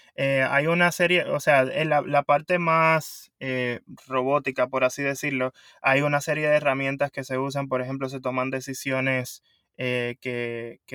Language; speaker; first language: Spanish; native; Spanish